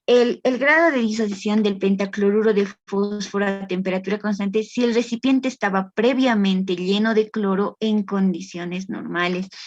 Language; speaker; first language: Spanish; native; Spanish